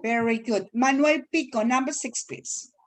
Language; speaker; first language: English; non-native, fluent; Spanish